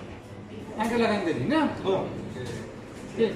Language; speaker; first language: Italian; native; Italian